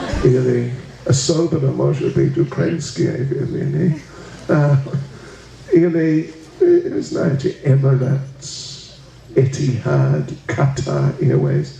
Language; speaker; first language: Russian; non-native, learner; English